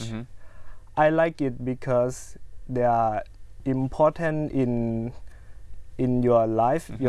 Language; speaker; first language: English; non-native, fluent; Thai